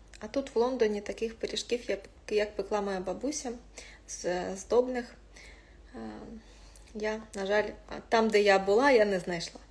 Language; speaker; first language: Ukrainian; non-native, local second language; Russian